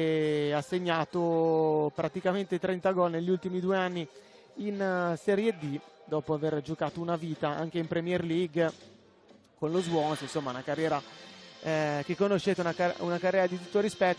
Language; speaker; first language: Italian; native; Italian